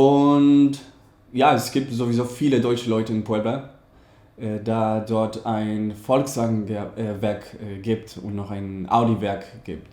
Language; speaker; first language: German; non-native, fluent; Spanish